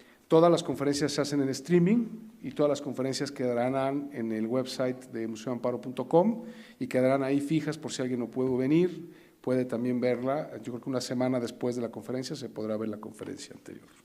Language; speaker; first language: Spanish; native; Spanish